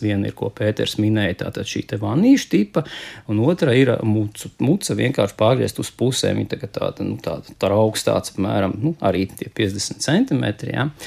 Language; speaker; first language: Latvian; native; Latvian